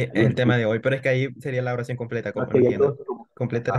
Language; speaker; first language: Spanish; native; Spanish